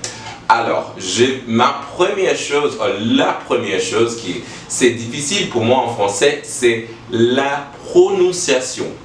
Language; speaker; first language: French; non-native, learner; English